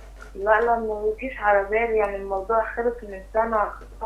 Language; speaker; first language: Arabic; native; Arabic